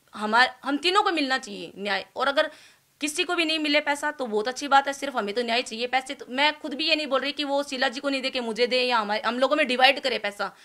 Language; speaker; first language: Hindi; native; Hindi